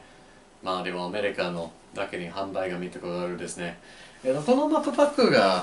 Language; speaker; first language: Japanese; non-native, learner; English